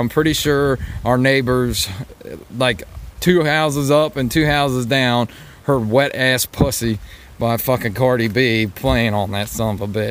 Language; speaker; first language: English; native; English